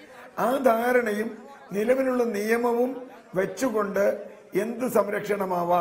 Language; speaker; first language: Malayalam; native; Malayalam